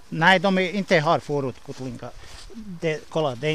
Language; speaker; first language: Swedish; non-native, learner; Bosnian